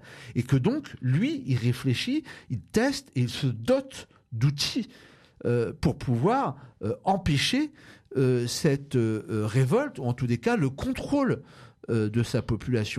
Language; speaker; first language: French; native; French